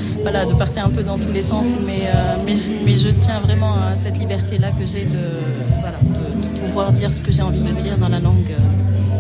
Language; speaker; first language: French; non-native, local second language; Arabic